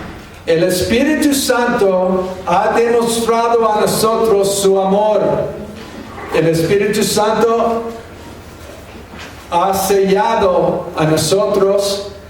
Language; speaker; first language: Spanish; non-native, fluent; English